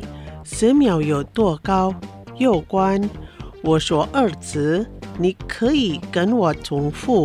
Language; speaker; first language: Chinese; non-native, fluent; Indonesian